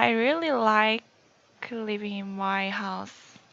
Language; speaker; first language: English; non-native, learner; Korean